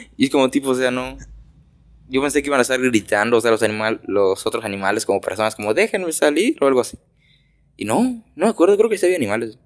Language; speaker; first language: Spanish; native; Spanish